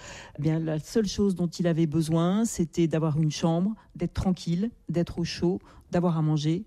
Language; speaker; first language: French; native; French